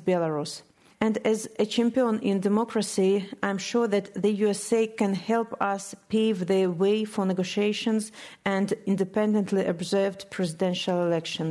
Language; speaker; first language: English; non-native, fluent; Russian